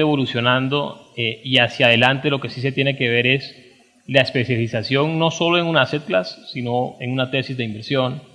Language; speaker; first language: Spanish; native; Spanish